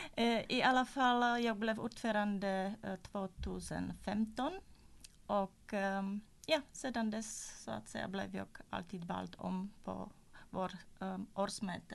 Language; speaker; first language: Swedish; non-native, fluent; Czech